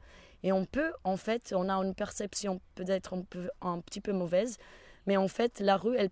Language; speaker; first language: French; non-native, fluent; Portuguese